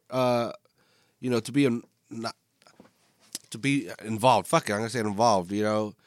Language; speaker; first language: English; native; English